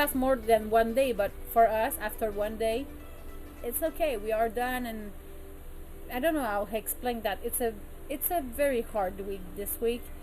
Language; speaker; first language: English; non-native, learner; French